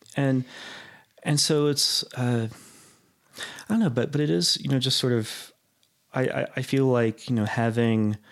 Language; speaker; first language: English; native; English